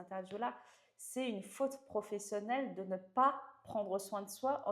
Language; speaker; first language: French; native; French